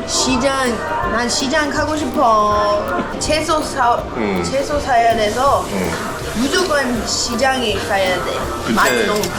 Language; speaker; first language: Korean; non-native, learner; English